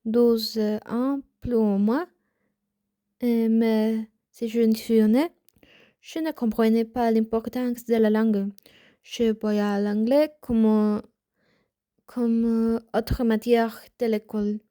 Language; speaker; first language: French; non-native, learner; Spanish